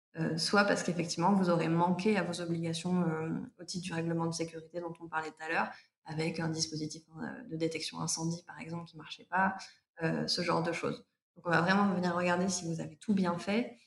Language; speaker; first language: French; native; French